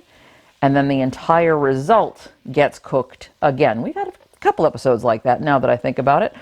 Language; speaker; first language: English; native; English